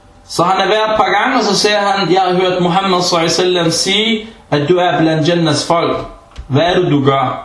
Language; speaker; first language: Danish; early bilingual, other home language; Arabic